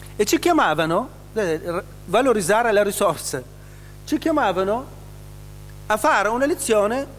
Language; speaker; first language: Italian; non-native, fluent; Arabic